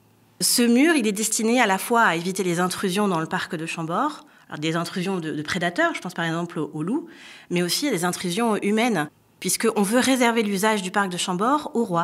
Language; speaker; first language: French; native; French